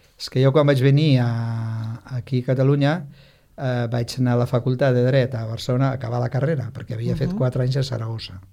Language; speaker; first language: Catalan; non-native, local second language; Spanish